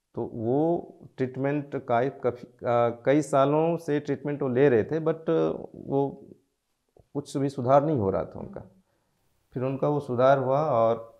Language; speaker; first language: Hindi; native; Hindi